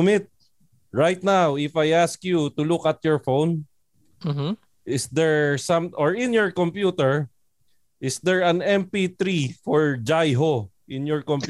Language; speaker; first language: English; non-native, local second language; Filipino